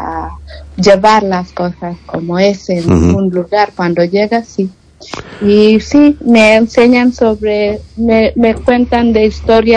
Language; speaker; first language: Spanish; non-native, fluent; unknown